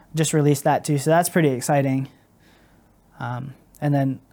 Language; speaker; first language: English; native; English